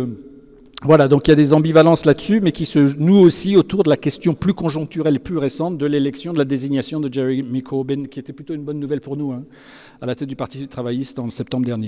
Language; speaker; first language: French; native; French